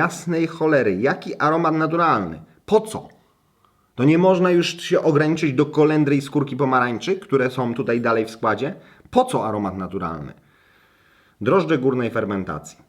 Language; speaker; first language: Polish; native; Polish